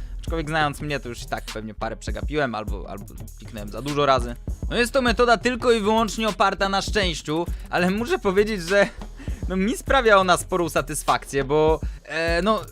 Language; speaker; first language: Polish; native; Polish